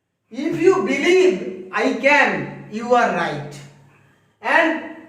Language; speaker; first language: English; non-native, local second language; Bangla